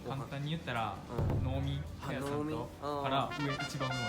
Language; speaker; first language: Japanese; native; Japanese